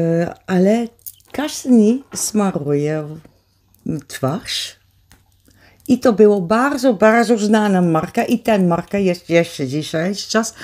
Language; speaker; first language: Polish; early bilingual, heritage; Polish